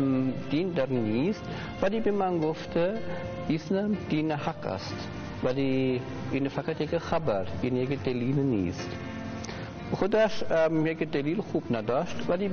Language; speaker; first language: Persian; non-native, learner; German